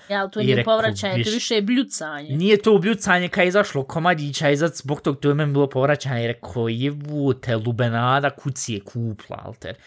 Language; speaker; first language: Bosnian; early bilingual, heritage; Bosnian